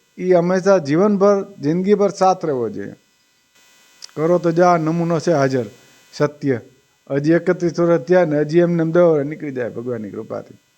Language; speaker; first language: Gujarati; native; Gujarati